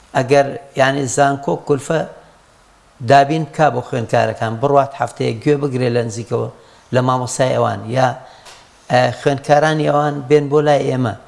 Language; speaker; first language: Central Kurdish; non-native, local second language; Gurani